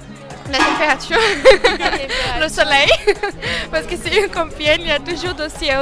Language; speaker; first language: French; non-native, fluent; Portuguese